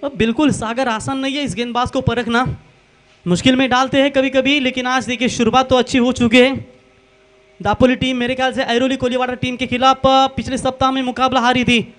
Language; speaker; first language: Hindi; non-native, local second language; Marathi